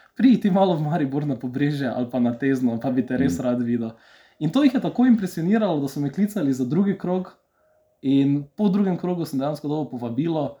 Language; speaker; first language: Slovenian; early bilingual, other home language; Serbian